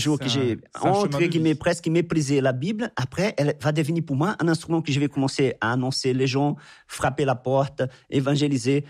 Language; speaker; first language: French; non-native, fluent; Portuguese